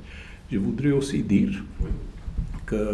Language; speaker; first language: French; non-native, fluent; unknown